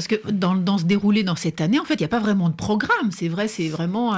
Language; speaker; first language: French; native; French